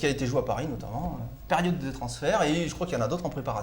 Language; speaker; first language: French; native; French